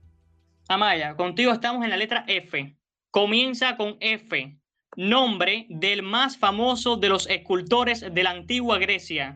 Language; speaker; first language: Spanish; native; Spanish